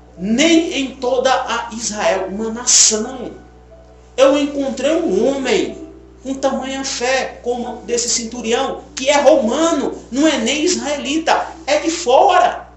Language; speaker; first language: Portuguese; native; Portuguese